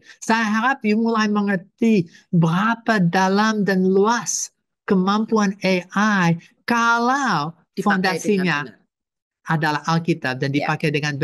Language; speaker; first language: Indonesian; non-native, fluent; English